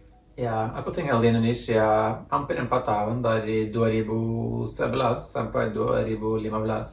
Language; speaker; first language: Indonesian; non-native, fluent; Norwegian